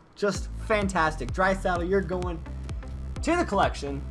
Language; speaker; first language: English; native; English